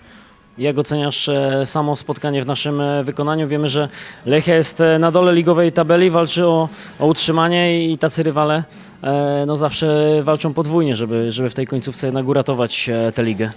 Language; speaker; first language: Polish; native; Polish